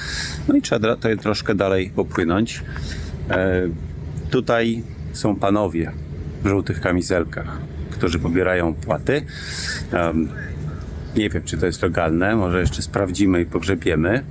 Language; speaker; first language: Polish; native; Polish